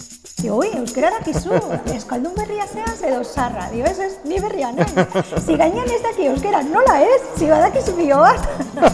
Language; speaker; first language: Basque; non-native, local second language; Spanish